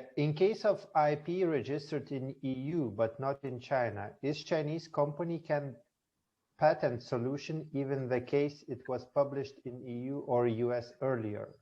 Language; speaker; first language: English; non-native, fluent; Lithuanian